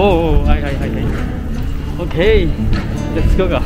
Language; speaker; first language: Japanese; non-native, fluent; Indonesian